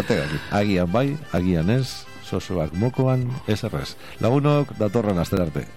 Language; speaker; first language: Basque; native; Basque